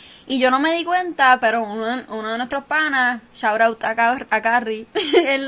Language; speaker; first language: Spanish; early bilingual, heritage; Spanish